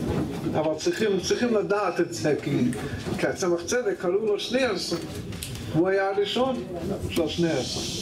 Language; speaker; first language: Hebrew; non-native, fluent; English